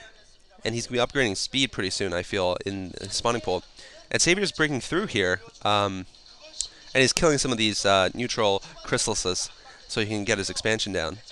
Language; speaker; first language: English; native; English